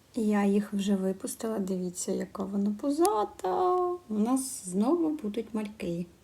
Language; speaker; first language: Ukrainian; non-native, local second language; Russian